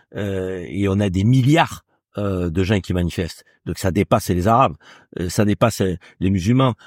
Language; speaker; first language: French; native; French